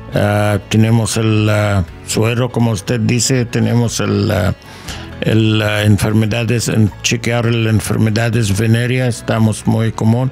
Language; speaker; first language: Spanish; non-native, learner; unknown